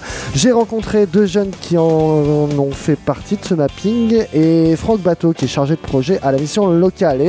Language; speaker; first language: French; native; French